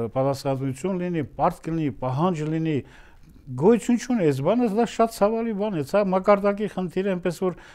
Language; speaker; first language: Armenian; native; Armenian